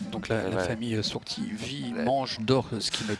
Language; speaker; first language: French; native; French